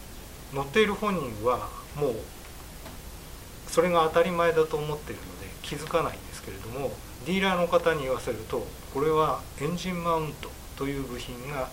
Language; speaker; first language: Japanese; native; Japanese